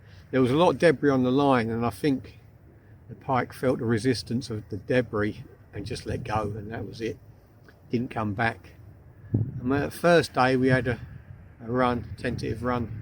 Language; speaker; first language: English; native; English